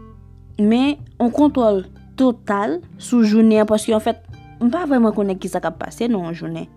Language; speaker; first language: French; non-native, local second language; Haitian Creole